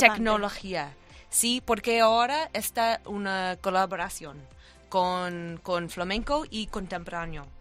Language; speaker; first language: Spanish; non-native, learner; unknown